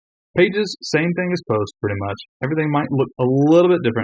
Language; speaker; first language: English; native; English